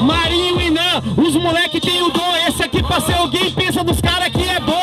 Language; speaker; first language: Portuguese; native; Portuguese